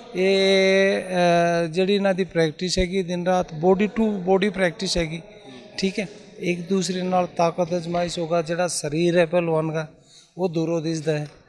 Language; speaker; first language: Punjabi; non-native, local second language; Hindi